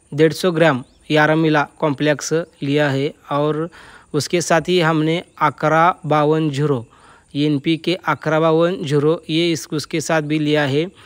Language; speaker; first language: Hindi; non-native, local second language; Marathi